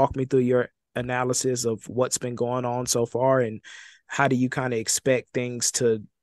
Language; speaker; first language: English; native; English